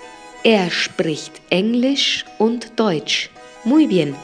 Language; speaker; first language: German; non-native, fluent; Spanish